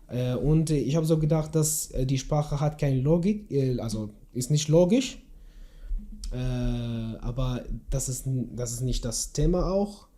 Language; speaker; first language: German; non-native, learner; Kurdish